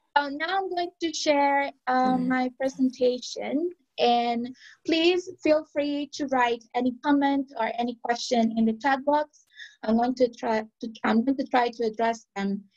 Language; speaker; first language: English; non-native, fluent; Spanish